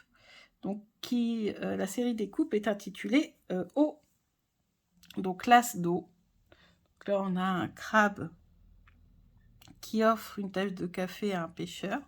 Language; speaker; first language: French; native; French